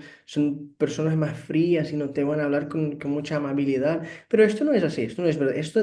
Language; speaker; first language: Spanish; non-native, fluent; Portuguese